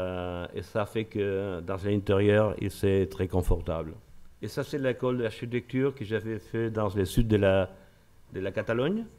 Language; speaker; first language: French; non-native, learner; Spanish